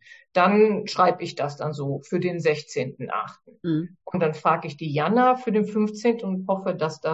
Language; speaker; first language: German; native; German